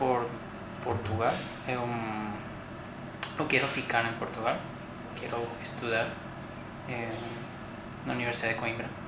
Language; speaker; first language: Portuguese; non-native, learner; Spanish